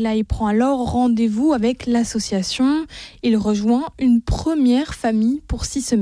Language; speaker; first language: French; native; French